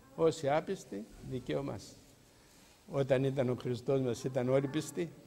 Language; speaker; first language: Greek; native; Greek